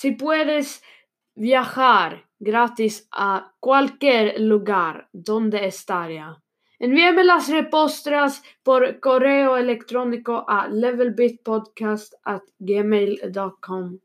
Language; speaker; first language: Spanish; non-native, learner; Swedish